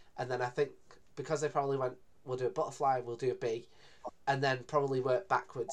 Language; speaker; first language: English; native; English